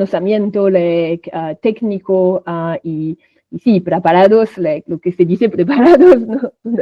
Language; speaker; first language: Spanish; non-native, fluent; French